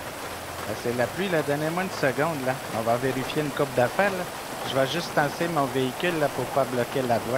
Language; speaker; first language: French; native; French